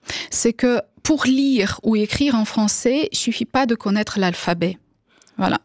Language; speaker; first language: French; non-native, fluent; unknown